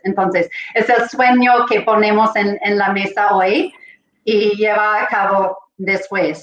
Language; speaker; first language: Spanish; non-native, fluent; English